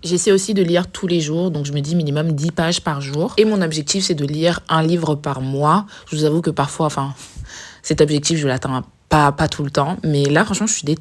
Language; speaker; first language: French; native; French